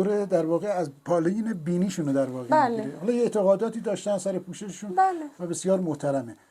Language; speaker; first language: Persian; native; Persian